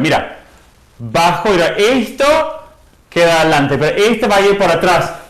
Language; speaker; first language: Spanish; non-native, fluent; English